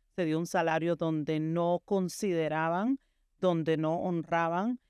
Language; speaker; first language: Spanish; early bilingual, heritage; Spanish